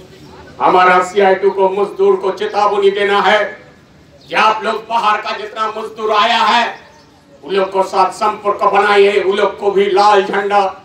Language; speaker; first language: Hindi; non-native, local second language; Bangla